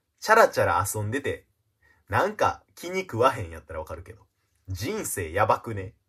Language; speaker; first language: Japanese; native; Japanese